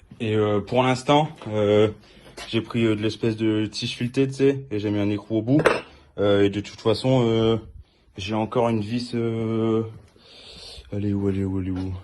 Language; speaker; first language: French; native; French